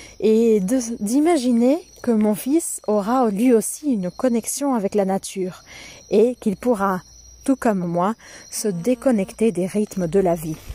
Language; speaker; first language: French; non-native, fluent; Portuguese